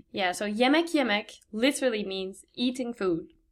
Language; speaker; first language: English; non-native, fluent; Turkish